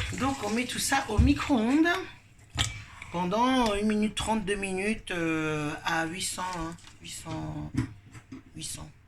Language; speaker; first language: French; native; French